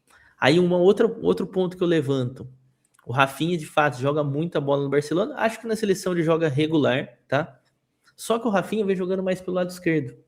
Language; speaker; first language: Portuguese; native; Portuguese